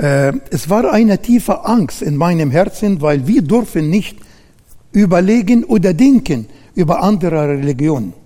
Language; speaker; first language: German; non-native, learner; Arabic